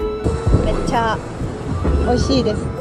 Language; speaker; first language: Japanese; non-native, fluent; Nepali